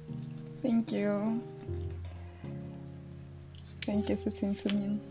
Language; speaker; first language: English; non-native, learner; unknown